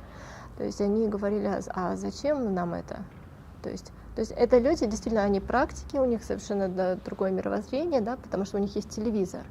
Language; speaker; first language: Russian; non-native, local second language; Tajik